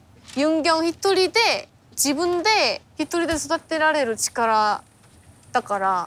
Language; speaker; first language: Japanese; non-native, fluent; Korean